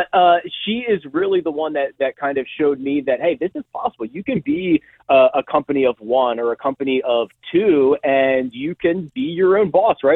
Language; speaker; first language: English; native; English